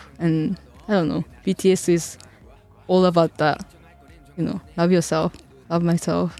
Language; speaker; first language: English; non-native, fluent; Japanese